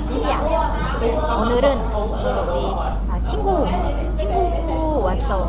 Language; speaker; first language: Korean; non-native, learner; Vietnamese